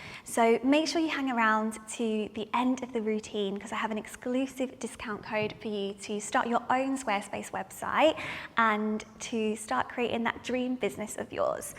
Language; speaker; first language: English; native; English